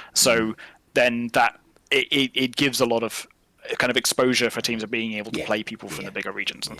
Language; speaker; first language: English; native; English